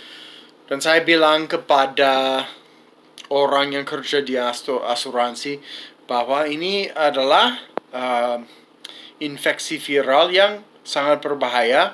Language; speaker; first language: Indonesian; non-native, fluent; English